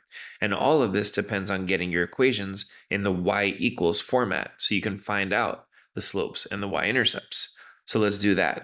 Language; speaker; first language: English; native; English